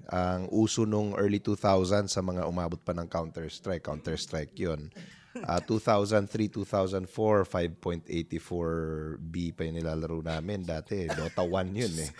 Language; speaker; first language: Filipino; non-native, local second language; Cebuano